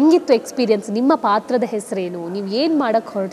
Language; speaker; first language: Kannada; native; Kannada